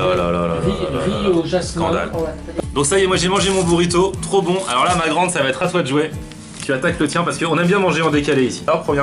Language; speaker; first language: French; native; French